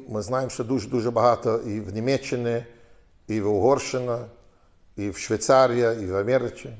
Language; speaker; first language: Ukrainian; non-native, fluent; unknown